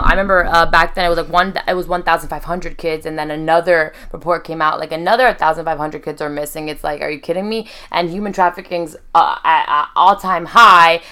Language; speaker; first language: English; early bilingual, other home language; Spanish